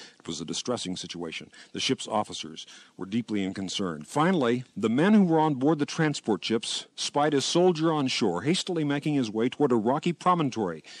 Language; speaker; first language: English; native; English